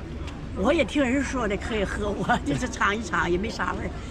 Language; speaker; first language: Chinese; native; Chinese